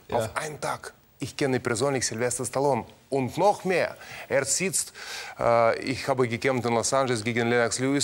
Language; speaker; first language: German; non-native, learner; Russian